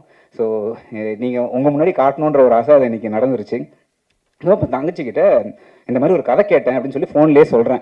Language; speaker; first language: Tamil; native; Tamil